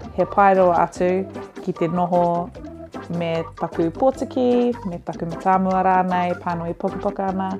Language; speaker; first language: Māori; non-native, local second language; English